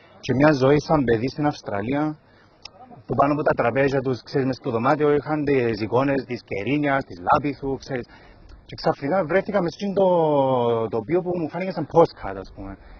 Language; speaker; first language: Greek; early bilingual, heritage; Greek